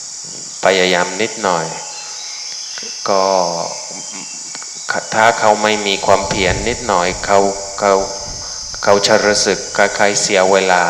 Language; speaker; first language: Thai; non-native, fluent; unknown